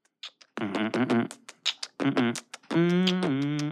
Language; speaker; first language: English; native; English